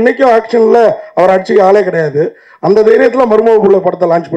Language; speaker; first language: Tamil; native; Tamil